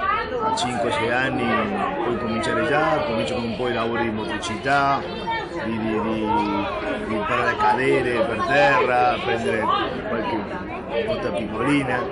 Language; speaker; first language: Italian; non-native, fluent; Spanish